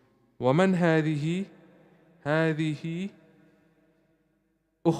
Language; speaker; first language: Arabic; non-native, fluent; English